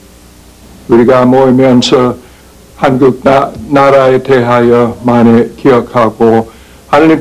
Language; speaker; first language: Korean; non-native, learner; English